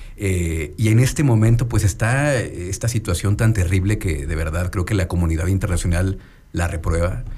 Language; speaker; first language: Spanish; native; Spanish